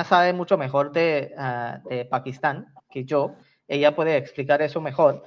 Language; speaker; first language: Spanish; non-native, fluent; Tamil